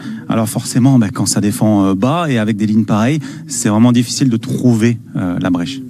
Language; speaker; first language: French; native; French